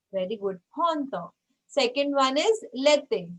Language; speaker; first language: English; non-native, local second language; Hindi